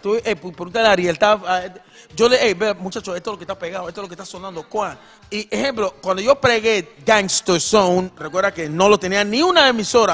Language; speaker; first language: Spanish; non-native, local second language; English